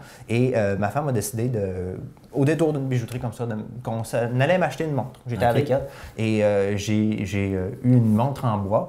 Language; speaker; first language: French; native; French